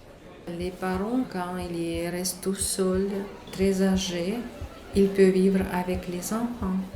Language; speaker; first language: French; non-native, learner; Russian